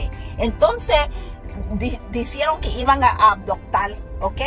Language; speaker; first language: Spanish; early bilingual, heritage; Spanish